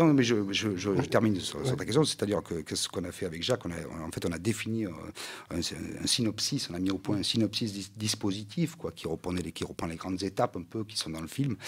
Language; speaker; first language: French; native; French